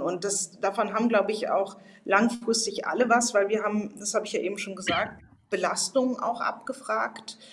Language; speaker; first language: German; native; German